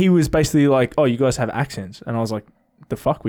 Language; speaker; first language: English; native; English